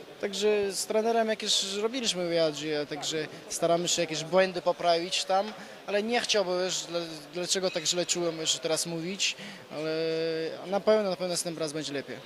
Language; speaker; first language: Polish; non-native, fluent; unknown